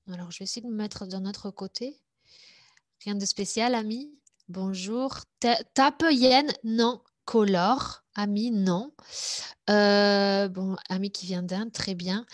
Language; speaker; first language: French; native; French